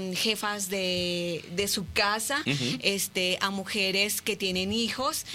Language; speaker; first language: Spanish; native; Spanish